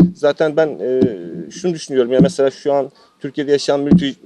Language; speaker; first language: Turkish; native; Turkish